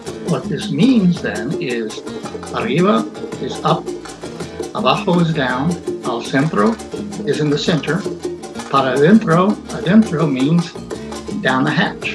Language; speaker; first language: English; native; English